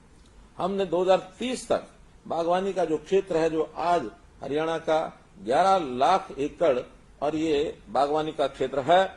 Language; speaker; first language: Hindi; native; Hindi